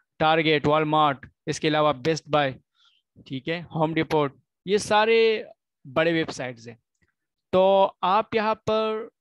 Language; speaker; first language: Urdu; non-native, local second language; Punjabi